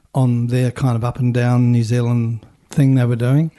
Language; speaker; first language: English; native; English